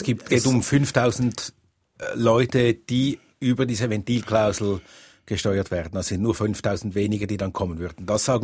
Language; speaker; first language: German; native; German